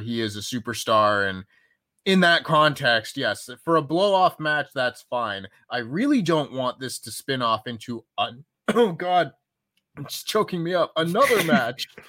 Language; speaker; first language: English; native; English